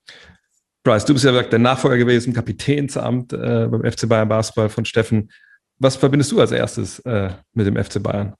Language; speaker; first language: German; native; German